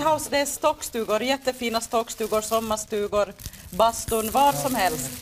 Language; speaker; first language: Swedish; native; Swedish